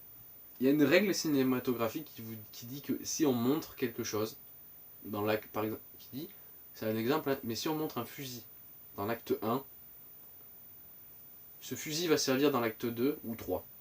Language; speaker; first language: French; native; French